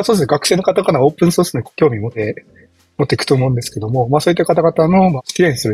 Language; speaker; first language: Japanese; native; Japanese